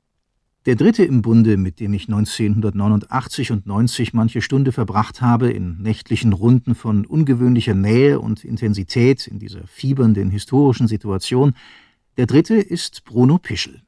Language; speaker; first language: German; native; German